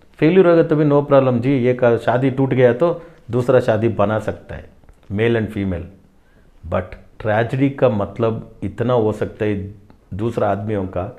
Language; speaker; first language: Hindi; non-native, local second language; Tamil